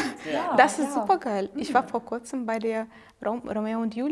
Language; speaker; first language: German; non-native, fluent; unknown